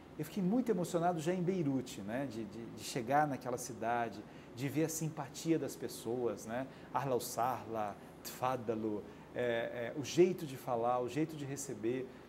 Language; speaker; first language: Portuguese; native; Portuguese